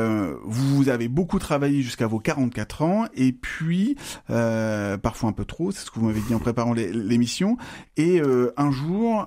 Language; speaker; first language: French; native; French